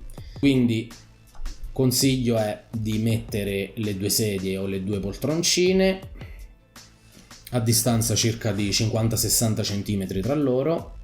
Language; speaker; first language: Italian; native; Italian